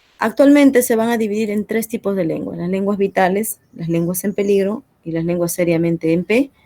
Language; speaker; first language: Spanish; non-native, local second language; Quechua